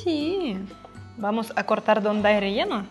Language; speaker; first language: Spanish; non-native, fluent; Russian